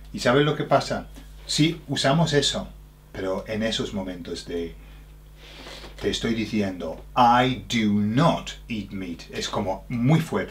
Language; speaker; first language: Spanish; non-native, fluent; English